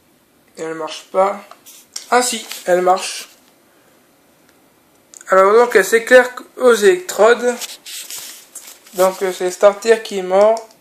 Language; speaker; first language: French; native; French